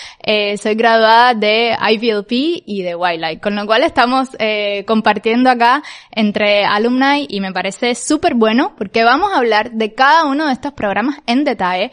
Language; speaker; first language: Spanish; native; Spanish